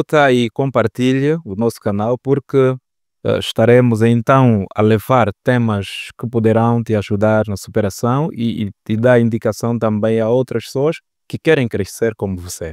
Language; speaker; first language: Portuguese; native; Portuguese